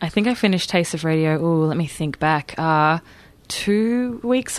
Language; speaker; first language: English; native; English